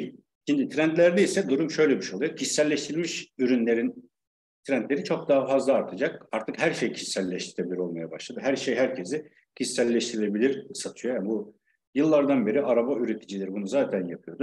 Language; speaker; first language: Turkish; native; Turkish